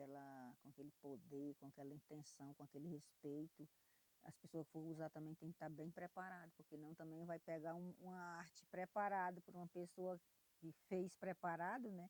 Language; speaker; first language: Portuguese; non-native, local second language; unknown